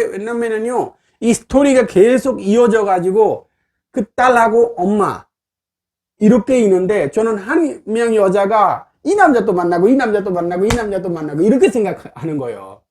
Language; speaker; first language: Korean; non-native, fluent; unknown